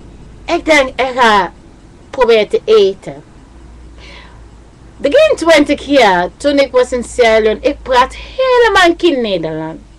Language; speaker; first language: Dutch; non-native, learner; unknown